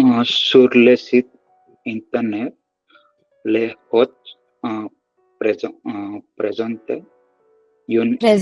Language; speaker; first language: French; non-native, learner; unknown